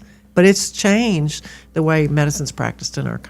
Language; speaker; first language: English; native; English